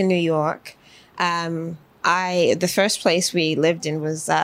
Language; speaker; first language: English; native; English